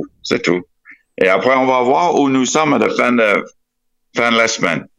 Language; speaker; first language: French; non-native, fluent; English